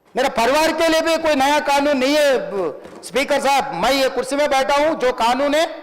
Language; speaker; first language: Hindi; non-native, local second language; Telugu